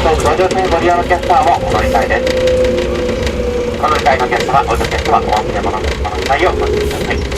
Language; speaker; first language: Japanese; native; Japanese